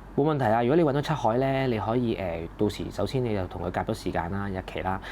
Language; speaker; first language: Cantonese; native; Cantonese